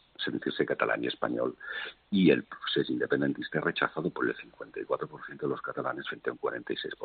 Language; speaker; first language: Spanish; non-native, local second language; Catalan